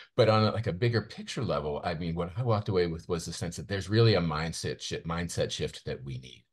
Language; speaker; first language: English; native; English